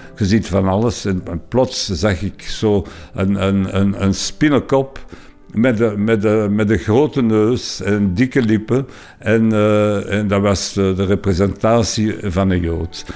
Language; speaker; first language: Dutch; non-native, local second language; French